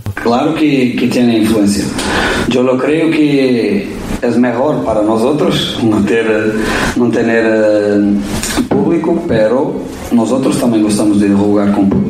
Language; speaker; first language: Portuguese; non-native, learner; Spanish